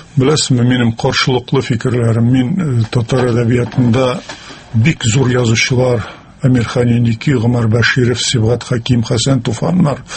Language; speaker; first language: Tatar; native; Tatar